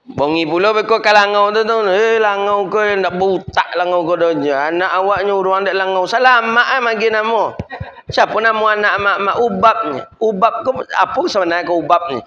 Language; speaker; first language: Malay; non-native, local second language; Minangkabau